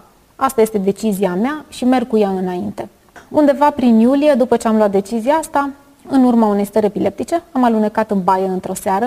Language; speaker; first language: Romanian; native; Romanian